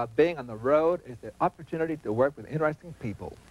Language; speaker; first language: English; native; English